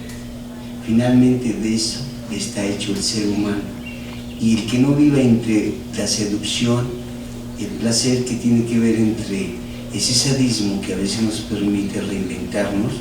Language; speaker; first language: Spanish; native; Spanish